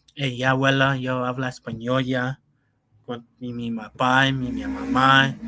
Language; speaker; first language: Spanish; early bilingual, heritage; Spanish